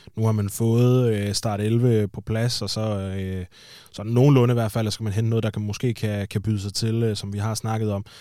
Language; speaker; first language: Danish; native; Danish